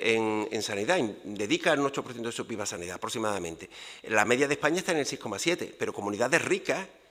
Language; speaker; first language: Spanish; native; Spanish